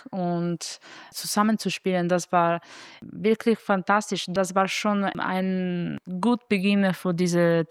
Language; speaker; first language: German; non-native, learner; Italian